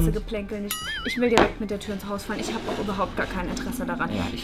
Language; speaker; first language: German; native; German